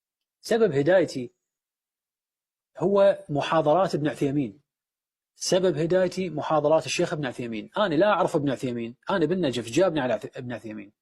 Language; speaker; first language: Arabic; native; Arabic